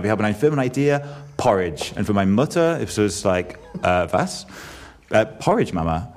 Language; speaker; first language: German; non-native, learner; English